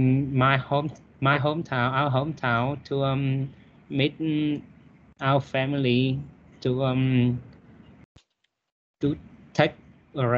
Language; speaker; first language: English; non-native, learner; Vietnamese